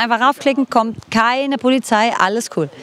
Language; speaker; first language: German; native; German